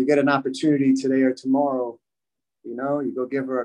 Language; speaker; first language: English; native; English